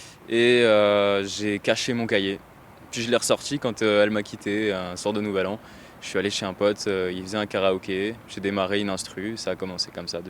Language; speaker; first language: French; native; French